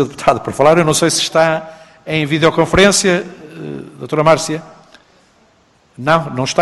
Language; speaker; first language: Portuguese; native; Portuguese